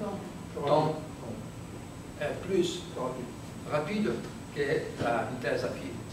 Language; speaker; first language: French; non-native, learner; Spanish